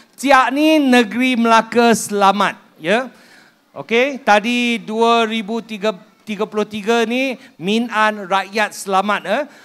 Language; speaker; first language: Malay; non-native, local second language; Min Nan Chinese